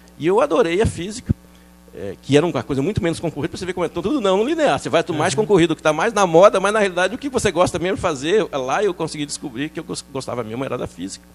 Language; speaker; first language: Portuguese; early bilingual, other home language; French